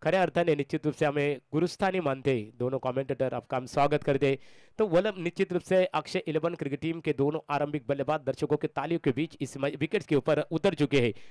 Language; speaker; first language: Hindi; non-native, local second language; Marathi